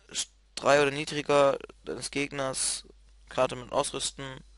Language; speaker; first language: German; native; German